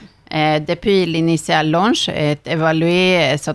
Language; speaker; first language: French; non-native, fluent; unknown